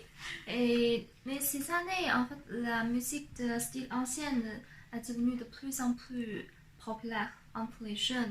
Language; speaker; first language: French; non-native, fluent; Chinese